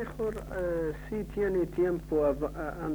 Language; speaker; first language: Spanish; non-native, learner; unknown